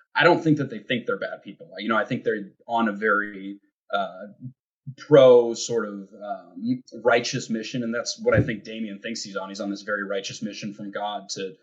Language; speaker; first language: English; native; English